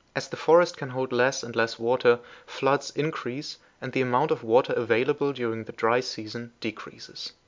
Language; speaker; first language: English; non-native, fluent; German